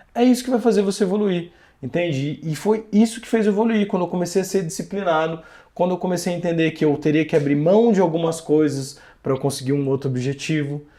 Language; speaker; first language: Portuguese; native; Portuguese